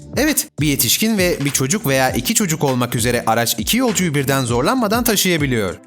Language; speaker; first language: Turkish; native; Turkish